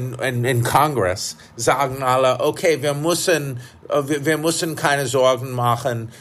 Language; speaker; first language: German; non-native, fluent; English